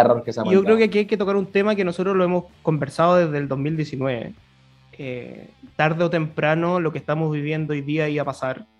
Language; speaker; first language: Spanish; native; Spanish